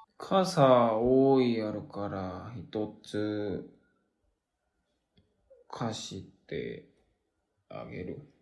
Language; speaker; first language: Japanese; non-native, learner; Korean